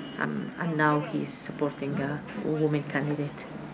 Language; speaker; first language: English; non-native, fluent; Persian